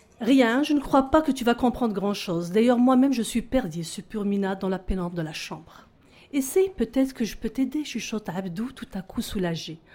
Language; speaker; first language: French; non-native, local second language; Arabic